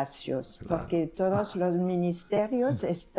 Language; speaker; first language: Spanish; non-native, fluent; French